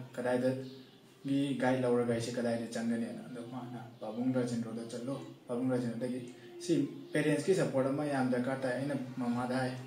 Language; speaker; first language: Manipuri; native; Manipuri